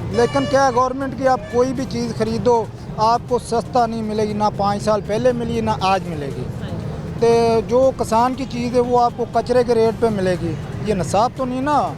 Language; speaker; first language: Urdu; non-native, local second language; Punjabi